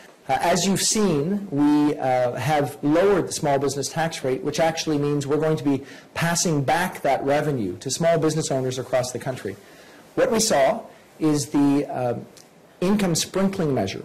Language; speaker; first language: English; native; English